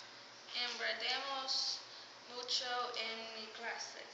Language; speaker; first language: Spanish; non-native, learner; English